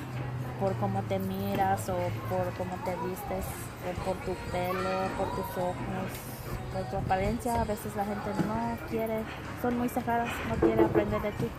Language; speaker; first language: Spanish; early bilingual, other home language; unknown